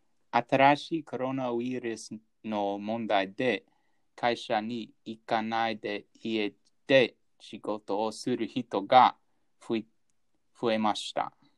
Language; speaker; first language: Japanese; non-native, learner; English